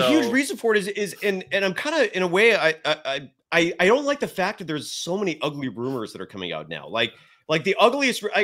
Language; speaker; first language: English; native; English